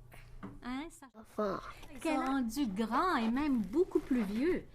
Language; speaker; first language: French; native; French